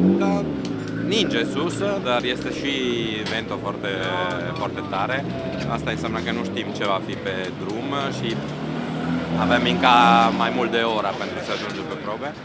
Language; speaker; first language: Romanian; non-native, fluent; Italian